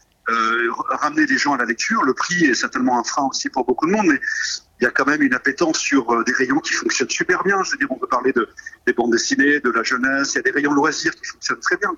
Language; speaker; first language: French; native; French